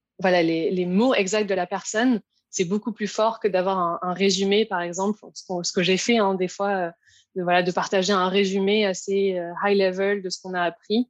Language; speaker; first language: French; native; French